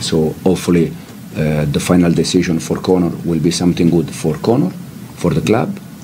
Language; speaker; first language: English; non-native, fluent; Italian